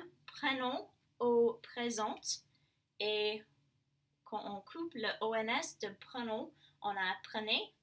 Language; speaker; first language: French; non-native, learner; English